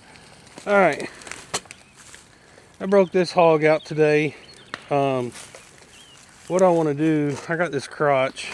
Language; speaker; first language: English; native; English